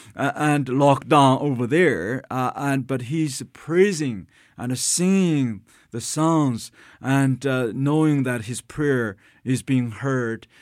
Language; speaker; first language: English; non-native, fluent; Chinese